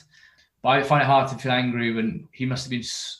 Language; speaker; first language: English; native; English